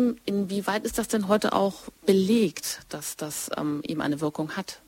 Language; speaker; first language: German; native; German